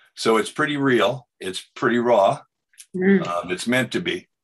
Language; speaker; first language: English; native; English